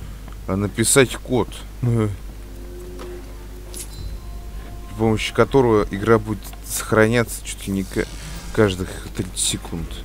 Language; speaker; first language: Russian; native; Russian